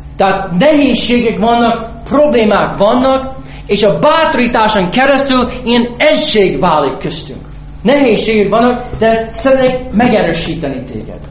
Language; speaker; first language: Hungarian; non-native, fluent; English